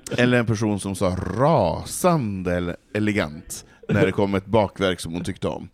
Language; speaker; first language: Swedish; native; Swedish